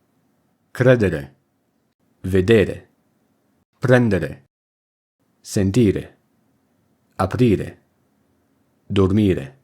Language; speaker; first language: Italian; non-native, learner; English